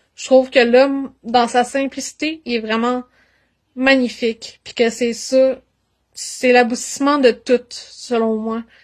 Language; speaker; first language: French; native; French